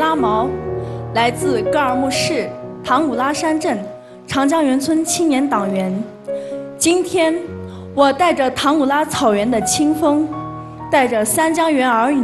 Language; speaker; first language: Chinese; non-native, local second language; Tibetan